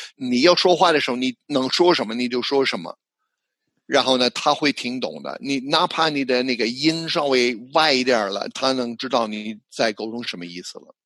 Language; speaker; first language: Chinese; non-native, fluent; English